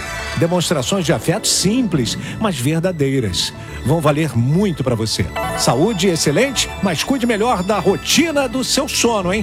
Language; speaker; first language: Portuguese; native; Portuguese